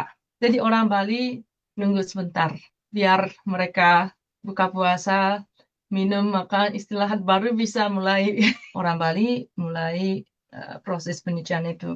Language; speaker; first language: Indonesian; non-native, fluent; Japanese